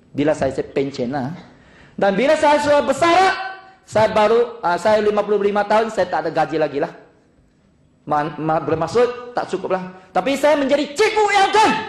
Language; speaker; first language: Malay; non-native, local second language; Chinese